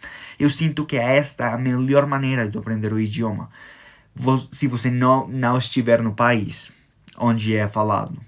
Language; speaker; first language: Portuguese; non-native, fluent; Spanish